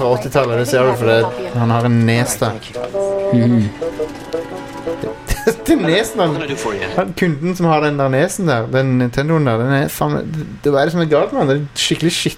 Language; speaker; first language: Norwegian; native; Norwegian